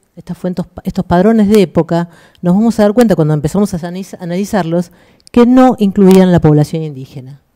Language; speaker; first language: Spanish; native; Spanish